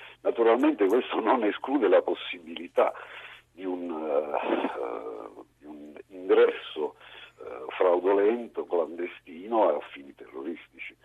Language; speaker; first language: Italian; native; Italian